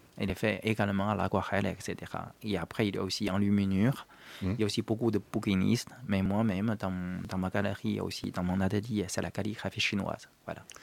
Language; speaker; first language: French; non-native, fluent; Chinese